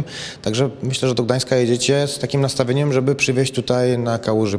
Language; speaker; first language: Polish; native; Polish